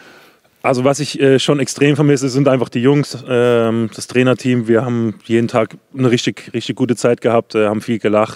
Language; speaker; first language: German; native; German